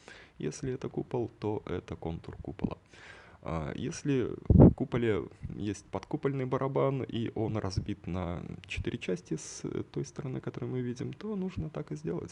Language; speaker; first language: Russian; native; Russian